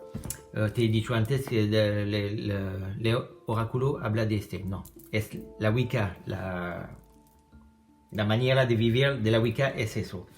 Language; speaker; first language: Spanish; non-native, learner; French